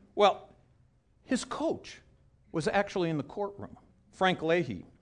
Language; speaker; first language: English; native; English